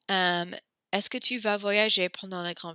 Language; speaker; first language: French; non-native, fluent; English